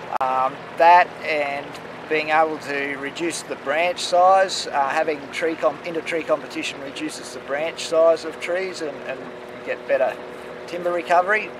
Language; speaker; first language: English; native; English